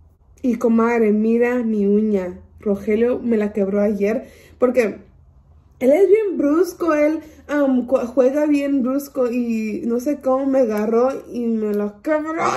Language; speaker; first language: Spanish; early bilingual, heritage; Spanish